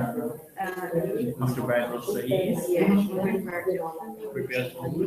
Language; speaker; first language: English; non-native, learner; Japanese